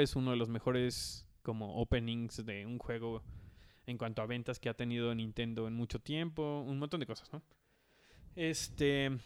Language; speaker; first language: Spanish; native; Spanish